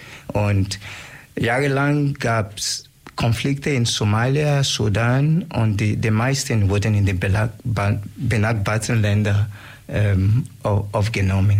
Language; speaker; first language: German; non-native, learner; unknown